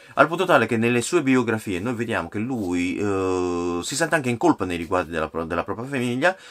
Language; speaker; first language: Italian; non-native, fluent; Korean